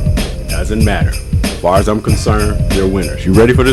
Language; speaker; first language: English; native; English